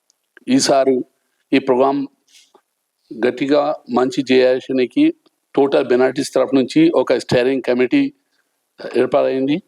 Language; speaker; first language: Telugu; non-native, local second language; Urdu